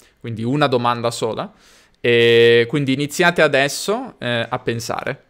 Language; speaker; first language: Italian; native; Italian